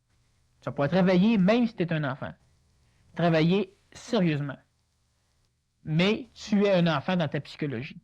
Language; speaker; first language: French; native; French